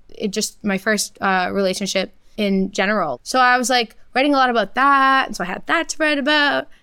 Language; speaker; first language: English; early bilingual, other home language; Portuguese